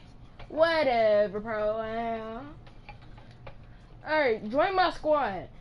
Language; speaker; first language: English; native; English